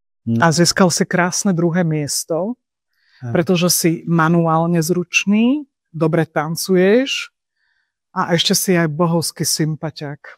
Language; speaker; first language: Slovak; native; Slovak